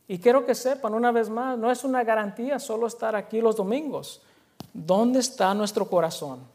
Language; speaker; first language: Spanish; early bilingual, heritage; Spanish